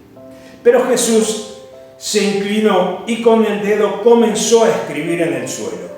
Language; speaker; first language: Spanish; native; Spanish